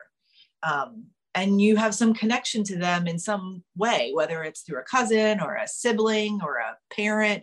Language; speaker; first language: English; native; English